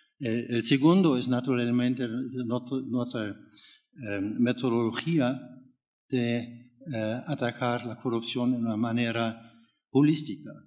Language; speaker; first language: Spanish; non-native, fluent; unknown